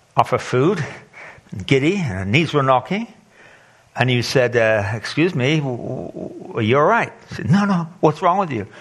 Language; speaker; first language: English; native; English